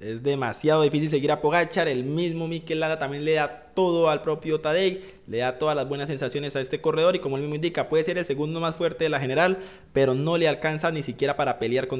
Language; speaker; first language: Spanish; native; Spanish